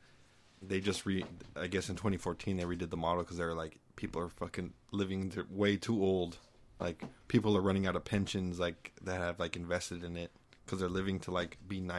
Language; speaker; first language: English; native; English